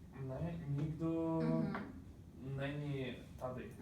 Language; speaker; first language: Czech; non-native, learner; Ukrainian